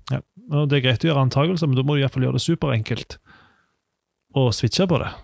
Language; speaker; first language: Norwegian; native; Norwegian